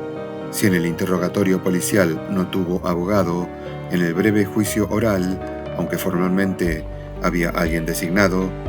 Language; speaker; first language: Spanish; native; Spanish